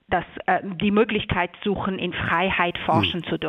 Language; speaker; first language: German; non-native, fluent; Persian